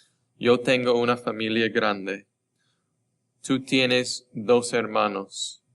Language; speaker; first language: Spanish; non-native, fluent; English